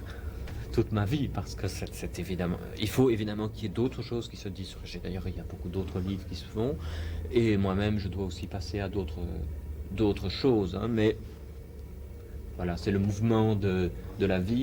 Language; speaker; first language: French; native; French